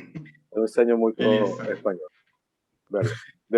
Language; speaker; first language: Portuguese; non-native, learner; Spanish